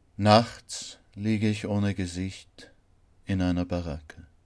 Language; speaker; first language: German; native; German